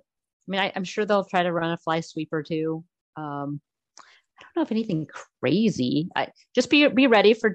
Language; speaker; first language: English; native; English